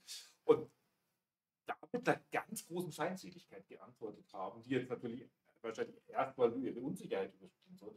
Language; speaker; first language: German; native; German